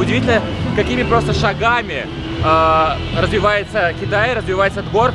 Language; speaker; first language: Russian; native; Russian